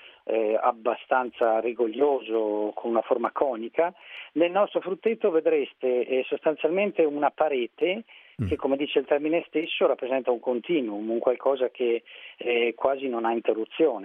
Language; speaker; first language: Italian; native; Italian